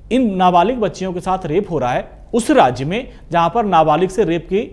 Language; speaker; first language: Hindi; native; Hindi